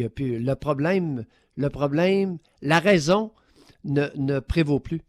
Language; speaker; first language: French; native; French